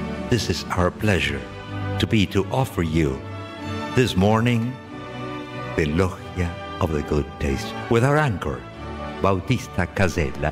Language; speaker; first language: English; non-native, fluent; Spanish